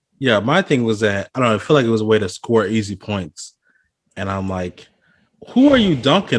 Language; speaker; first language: English; native; English